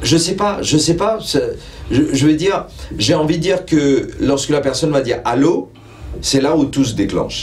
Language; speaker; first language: French; non-native, local second language; Morisyen